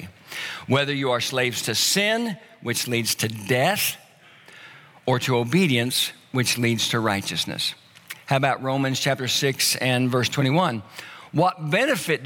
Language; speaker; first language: English; native; English